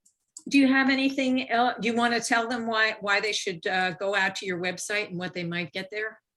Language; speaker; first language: English; native; English